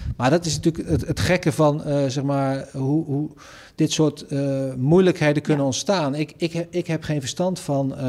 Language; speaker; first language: Dutch; native; Dutch